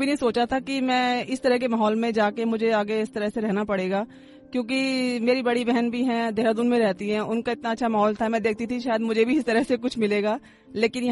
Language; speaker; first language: Hindi; native; Hindi